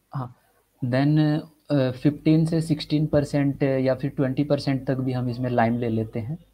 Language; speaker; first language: Hindi; native; Hindi